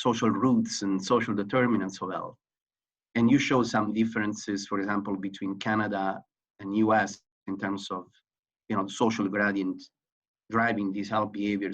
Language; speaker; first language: English; non-native, fluent; Italian